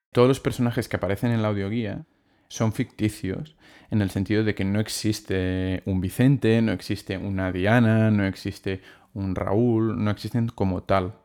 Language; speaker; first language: Spanish; non-native, local second language; Catalan